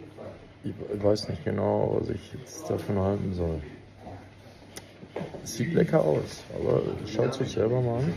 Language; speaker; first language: German; native; German